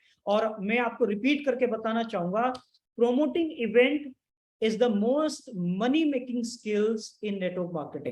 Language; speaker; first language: Hindi; native; Hindi